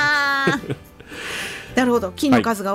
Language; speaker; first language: Japanese; native; Japanese